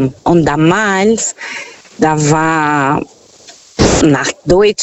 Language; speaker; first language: German; non-native, fluent; Portuguese